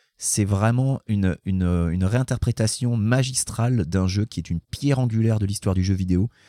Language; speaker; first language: French; native; French